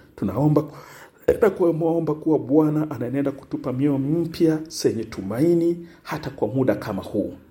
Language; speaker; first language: Swahili; non-native, local second language; Luyia